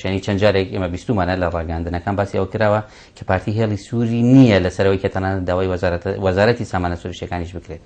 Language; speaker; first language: Central Kurdish; non-native, local second language; Kurdish